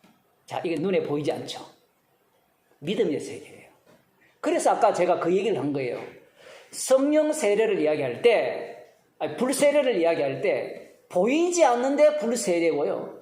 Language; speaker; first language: Korean; native; Korean